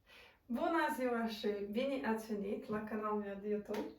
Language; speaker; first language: Romanian; non-native, local second language; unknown